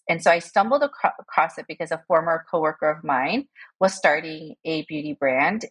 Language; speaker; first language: English; early bilingual, other home language; Korean